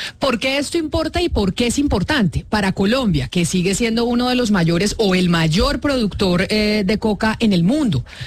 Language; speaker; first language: Spanish; native; Spanish